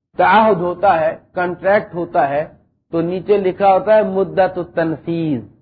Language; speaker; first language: Urdu; non-native, local second language; Punjabi